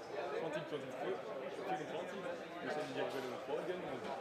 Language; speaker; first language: German; non-native, learner; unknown